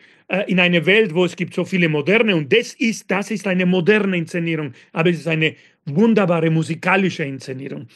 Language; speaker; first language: German; non-native, fluent; Spanish